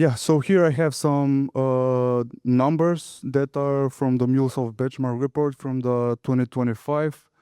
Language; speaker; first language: English; non-native, fluent; Macedonian